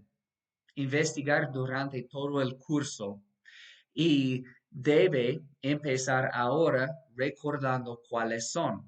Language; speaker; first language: Spanish; non-native, fluent; English